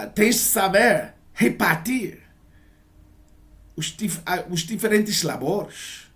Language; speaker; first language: Portuguese; non-native, learner; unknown